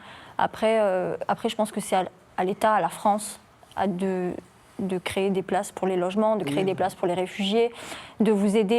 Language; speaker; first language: French; native; French